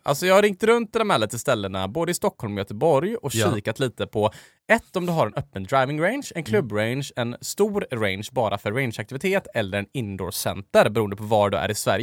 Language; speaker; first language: Swedish; native; Swedish